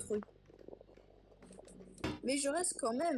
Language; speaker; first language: French; native; French